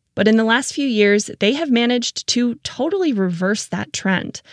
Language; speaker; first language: English; native; English